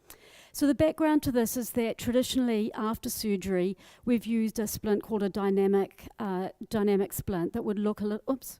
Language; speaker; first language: English; native; English